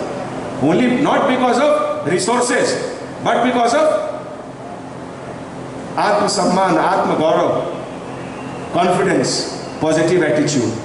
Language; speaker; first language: Telugu; non-native, fluent; Hindi